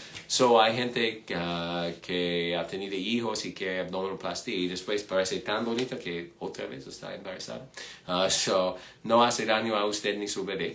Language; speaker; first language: Spanish; non-native, fluent; English